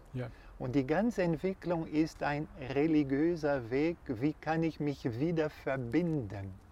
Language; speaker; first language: German; non-native, fluent; Portuguese